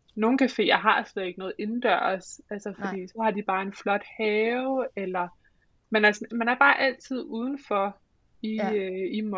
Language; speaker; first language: Danish; early bilingual, other home language; English